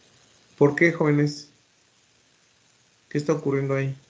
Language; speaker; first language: Spanish; native; Spanish